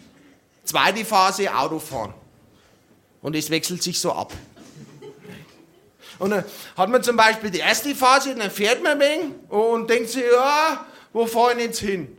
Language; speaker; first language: German; native; German